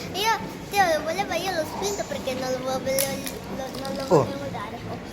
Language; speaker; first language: Italian; early bilingual, other home language; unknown